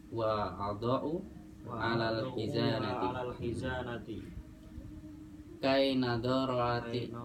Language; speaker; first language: Arabic; non-native, learner; Indonesian